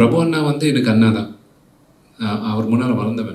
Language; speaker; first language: Tamil; non-native, local second language; Telugu